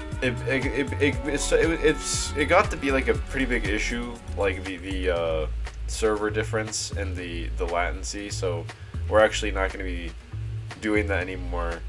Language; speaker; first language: English; native; English